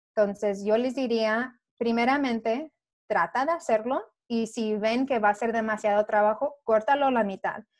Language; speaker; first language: Spanish; early bilingual, heritage; Spanish